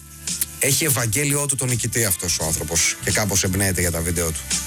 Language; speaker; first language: Greek; native; Greek